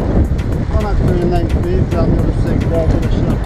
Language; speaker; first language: Turkish; native; Turkish